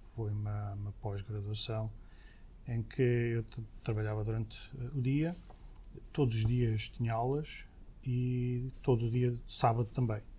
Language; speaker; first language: Portuguese; early bilingual, heritage; Portuguese